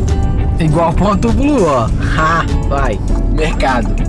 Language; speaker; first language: Portuguese; native; Portuguese